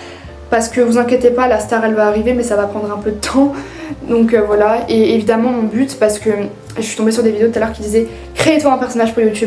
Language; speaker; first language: French; native; French